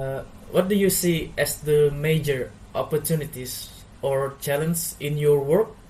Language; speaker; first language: English; non-native, learner; Indonesian